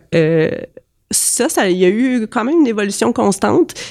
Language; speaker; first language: French; native; French